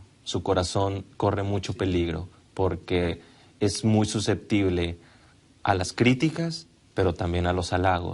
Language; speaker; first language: Spanish; native; Spanish